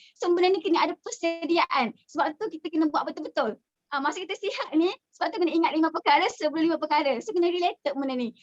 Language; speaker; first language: Malay; native; Malay